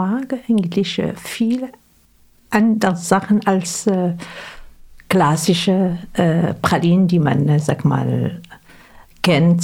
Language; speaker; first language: German; non-native, fluent; Arabic